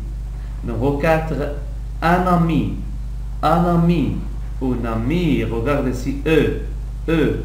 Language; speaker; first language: French; non-native, local second language; Arabic